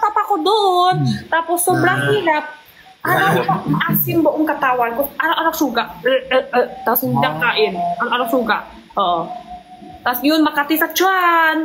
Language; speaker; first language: Filipino; non-native, learner; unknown